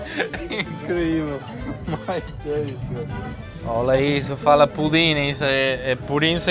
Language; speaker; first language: Portuguese; non-native, learner; English